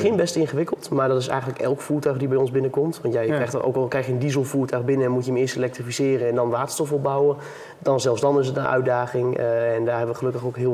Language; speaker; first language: Dutch; native; Dutch